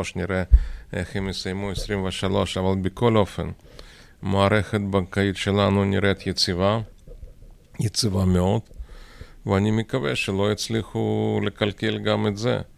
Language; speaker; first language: Hebrew; non-native, fluent; Russian